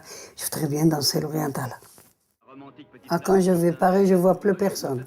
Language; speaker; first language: French; early bilingual, other home language; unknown